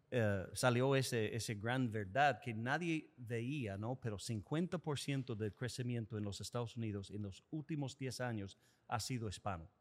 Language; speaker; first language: Spanish; early bilingual, heritage; English